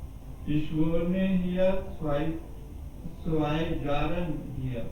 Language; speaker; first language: German; non-native, learner; Urdu